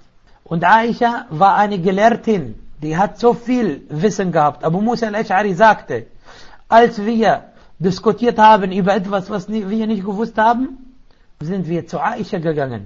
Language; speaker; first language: German; non-native, fluent; Arabic